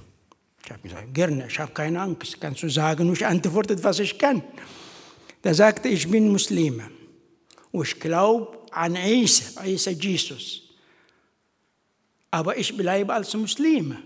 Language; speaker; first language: German; non-native, fluent; Arabic